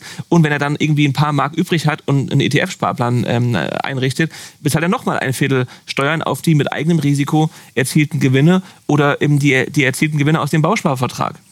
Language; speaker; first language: German; native; German